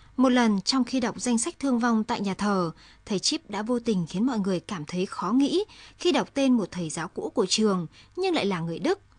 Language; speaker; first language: Vietnamese; native; Vietnamese